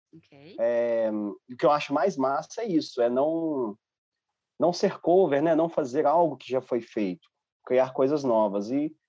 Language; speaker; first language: Portuguese; native; Portuguese